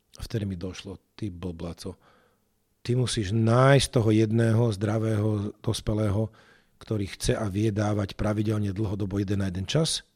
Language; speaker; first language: Slovak; native; Slovak